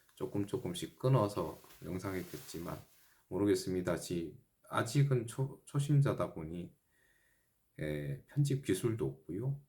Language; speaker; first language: Korean; native; Korean